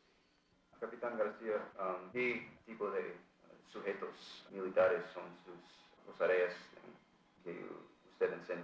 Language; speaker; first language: Spanish; non-native, fluent; English